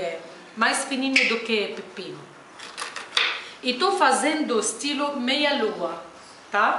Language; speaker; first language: Portuguese; non-native, fluent; Arabic